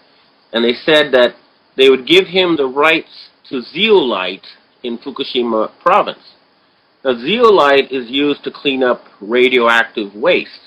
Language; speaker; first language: English; native; English